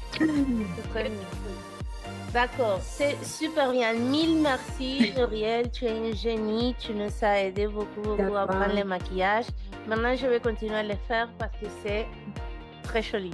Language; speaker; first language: French; non-native, fluent; Spanish